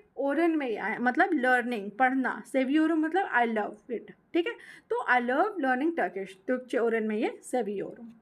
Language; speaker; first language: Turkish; non-native, learner; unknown